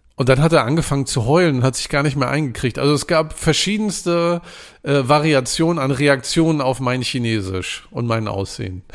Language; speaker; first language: German; native; German